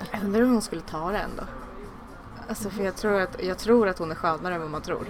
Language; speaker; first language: Swedish; native; Swedish